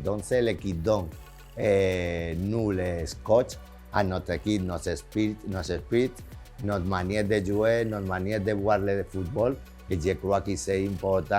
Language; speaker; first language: French; non-native, fluent; Spanish